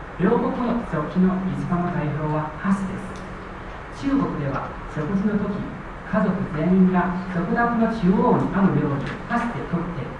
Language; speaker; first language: Japanese; non-native, fluent; Chinese